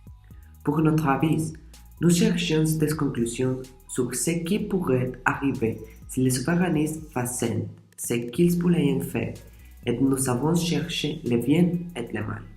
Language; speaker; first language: French; non-native, learner; Spanish